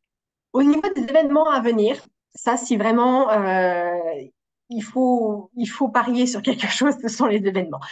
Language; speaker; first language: French; native; French